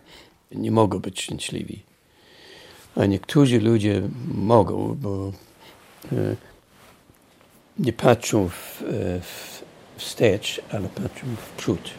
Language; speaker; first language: Polish; early bilingual, heritage; Polish